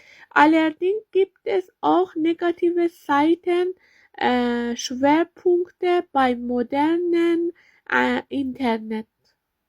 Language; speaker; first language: German; non-native, learner; Persian